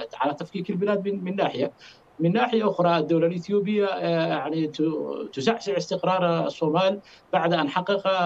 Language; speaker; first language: Arabic; non-native, fluent; Somali